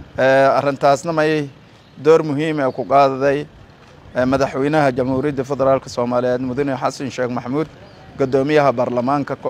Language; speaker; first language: Somali; non-native, local second language; Maay